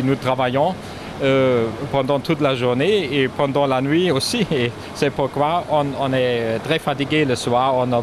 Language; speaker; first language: French; non-native, fluent; German